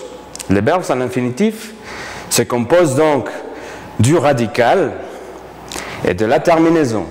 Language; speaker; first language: French; non-native, fluent; Spanish